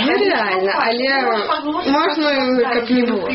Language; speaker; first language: Belarusian; non-native, local second language; Russian